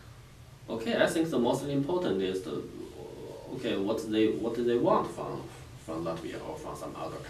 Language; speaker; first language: English; non-native, learner; Chinese